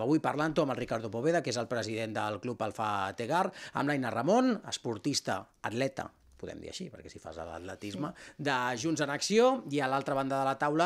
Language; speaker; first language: Catalan; native; Catalan